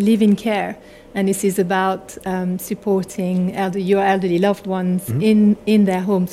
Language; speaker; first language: English; non-native, fluent; French